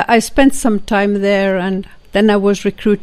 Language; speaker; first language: English; non-native, fluent; Swedish